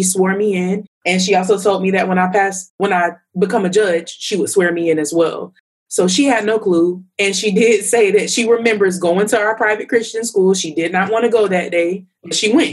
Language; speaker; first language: English; native; English